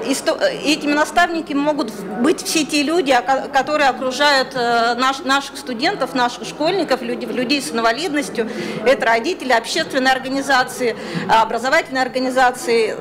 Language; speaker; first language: Russian; native; Russian